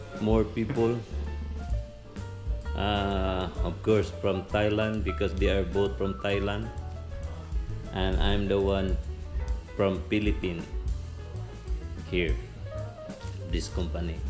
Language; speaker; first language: English; non-native, learner; Filipino